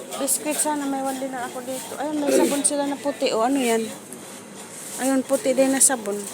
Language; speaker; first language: Filipino; non-native, local second language; Iloko